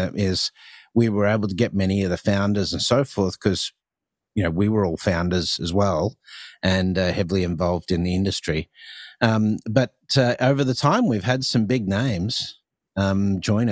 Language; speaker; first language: English; native; English